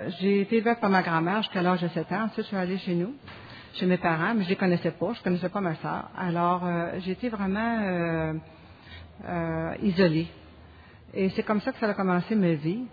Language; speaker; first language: French; native; French